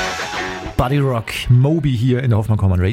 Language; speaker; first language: German; native; German